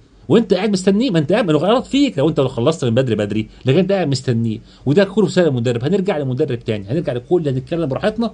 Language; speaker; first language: Arabic; native; Arabic